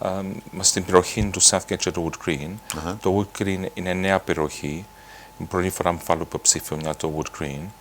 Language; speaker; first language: Greek; early bilingual, heritage; English